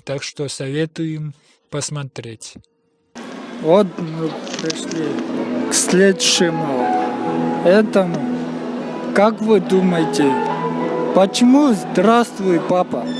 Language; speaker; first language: Russian; non-native, local second language; Kyrgyz